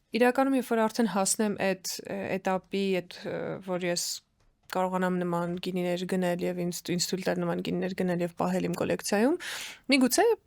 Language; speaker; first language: Armenian; early bilingual, heritage; Armenian